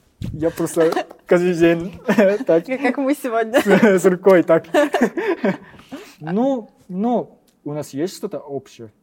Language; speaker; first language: Russian; non-native, learner; Japanese